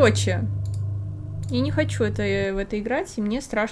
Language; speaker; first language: Russian; native; Russian